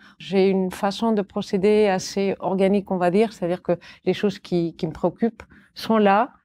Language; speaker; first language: French; non-native, fluent; Catalan